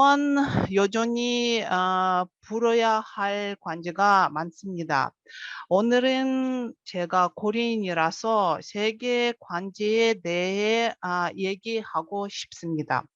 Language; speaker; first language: Korean; non-native, fluent; Russian